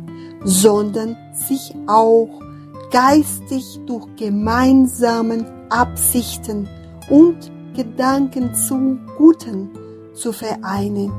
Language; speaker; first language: German; non-native, fluent; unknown